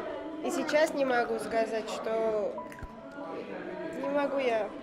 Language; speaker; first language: Russian; non-native, fluent; Armenian